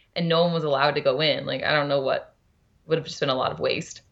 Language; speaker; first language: English; native; English